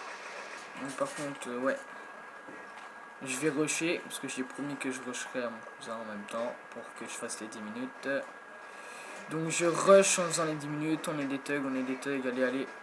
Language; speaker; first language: French; native; French